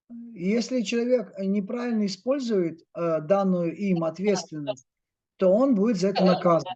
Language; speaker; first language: Russian; native; Russian